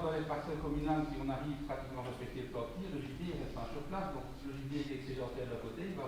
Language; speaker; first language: French; native; French